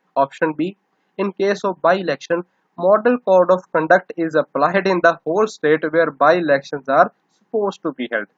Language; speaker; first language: English; non-native, local second language; Punjabi